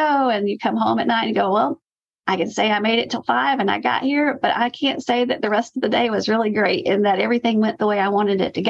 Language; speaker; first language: English; native; English